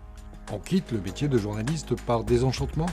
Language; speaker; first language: French; native; French